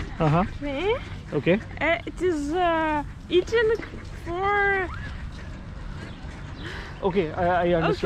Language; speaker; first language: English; non-native, local second language; Hindi